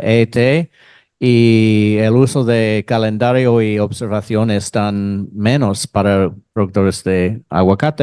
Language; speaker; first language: Spanish; non-native, fluent; English